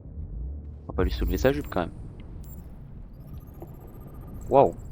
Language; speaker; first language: French; native; French